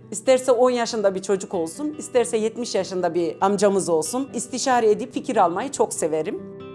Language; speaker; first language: Turkish; native; Turkish